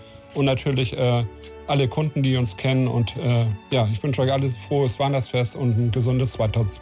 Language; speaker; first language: German; native; German